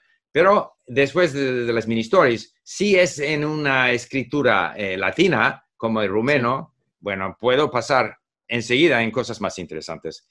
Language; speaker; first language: Spanish; non-native, fluent; English